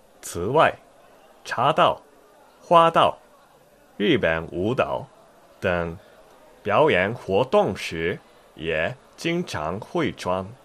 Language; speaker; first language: Chinese; non-native, fluent; Japanese